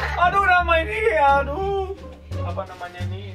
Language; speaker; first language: Indonesian; non-native, learner; Romanian